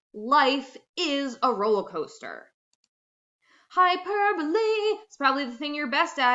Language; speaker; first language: English; native; English